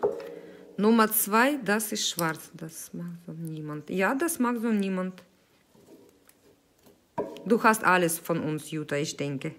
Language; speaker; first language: German; non-native, fluent; Russian